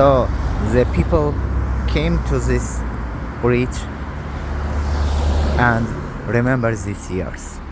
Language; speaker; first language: English; non-native, learner; Azerbaijani